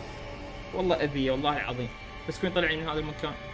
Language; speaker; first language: Arabic; native; Arabic